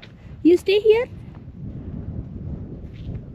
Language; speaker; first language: English; non-native, local second language; Telugu